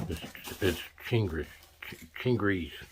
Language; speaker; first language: English; native; English